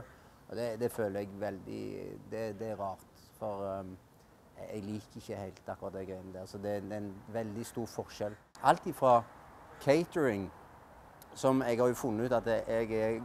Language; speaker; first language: Norwegian; native; Norwegian